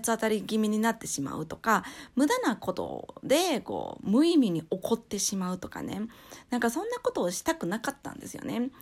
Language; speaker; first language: Japanese; native; Japanese